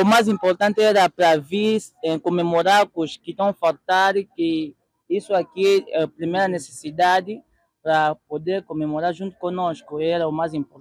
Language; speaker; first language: Portuguese; non-native, learner; Lingala